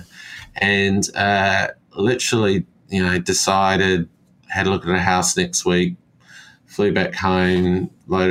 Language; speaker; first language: English; native; English